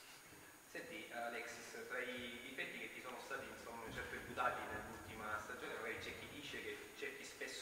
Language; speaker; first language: Italian; native; Italian